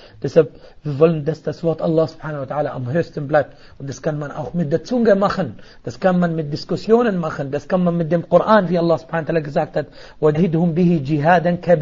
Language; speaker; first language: German; non-native, fluent; Arabic